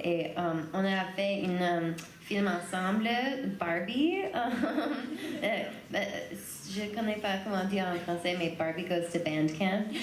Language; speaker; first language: French; non-native, learner; English